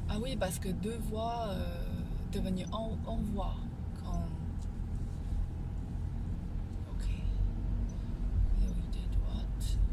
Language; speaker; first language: French; non-native, learner; Chinese